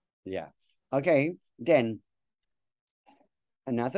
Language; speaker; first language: English; non-native, fluent; Thai